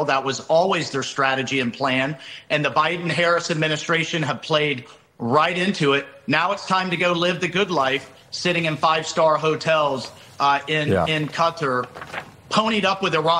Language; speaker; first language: English; native; English